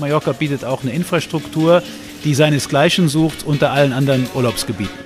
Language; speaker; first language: German; native; German